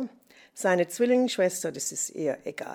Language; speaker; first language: German; non-native, fluent; English